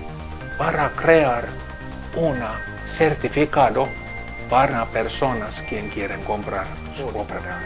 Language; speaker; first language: Spanish; non-native, learner; Finnish